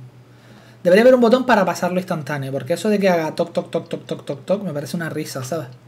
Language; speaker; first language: Spanish; native; Spanish